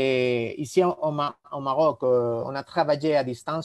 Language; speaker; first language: French; non-native, fluent; Spanish